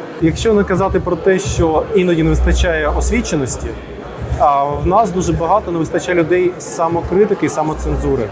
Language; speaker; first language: Ukrainian; native; Ukrainian